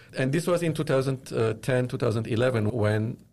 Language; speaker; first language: English; non-native, fluent; Arabic